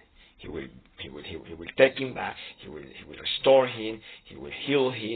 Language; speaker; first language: English; non-native, fluent; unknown